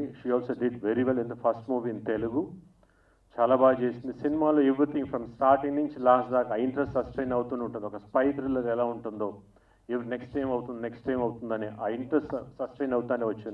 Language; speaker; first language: Telugu; native; Telugu